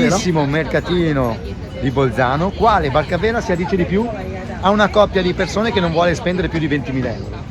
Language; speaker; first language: Italian; native; Italian